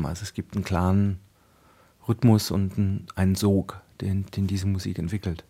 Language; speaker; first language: German; native; German